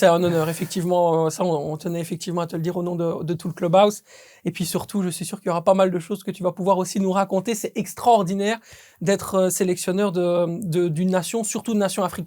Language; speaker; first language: French; native; French